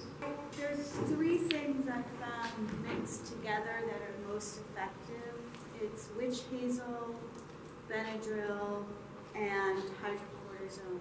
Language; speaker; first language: English; native; English